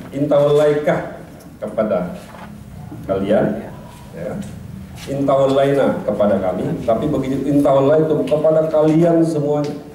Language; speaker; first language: Indonesian; non-native, local second language; Madurese